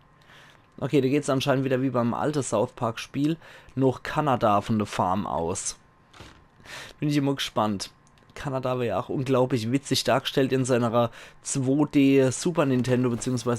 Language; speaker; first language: German; native; German